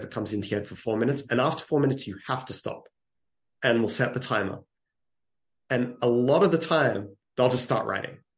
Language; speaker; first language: English; native; English